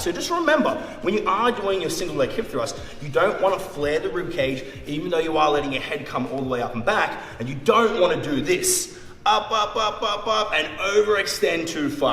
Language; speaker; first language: English; native; English